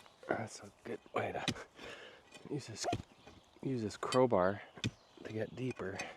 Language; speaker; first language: English; native; English